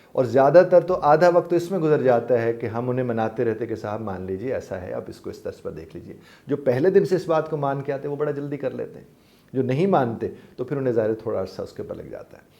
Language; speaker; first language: Urdu; native; Urdu